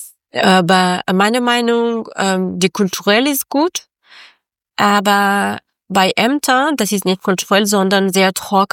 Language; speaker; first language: German; non-native, learner; Persian